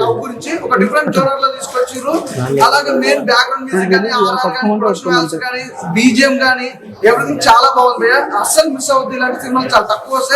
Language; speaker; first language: Telugu; native; Telugu